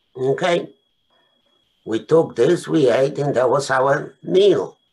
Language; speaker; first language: English; non-native, fluent; Polish